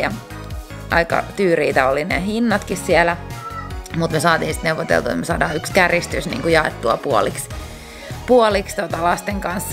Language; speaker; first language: Finnish; native; Finnish